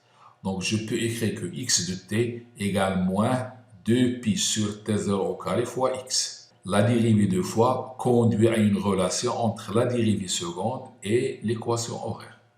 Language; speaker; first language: French; non-native, local second language; Arabic